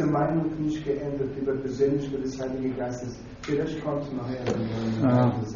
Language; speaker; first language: German; non-native, learner; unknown